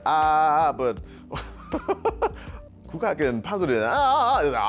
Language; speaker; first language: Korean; non-native, learner; English